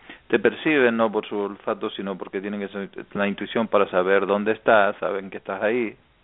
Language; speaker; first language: Spanish; native; Spanish